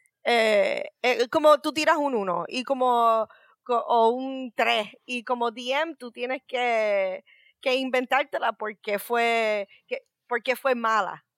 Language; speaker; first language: Spanish; native; Spanish